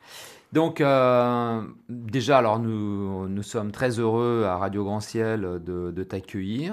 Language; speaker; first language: French; native; French